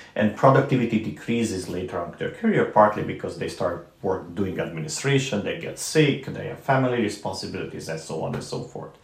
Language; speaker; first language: English; non-native, fluent; Romanian